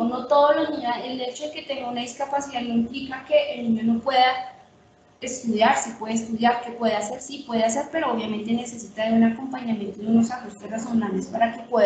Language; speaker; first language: Spanish; native; Spanish